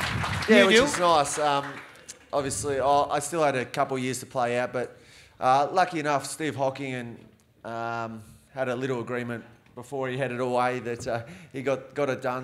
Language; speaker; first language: English; native; English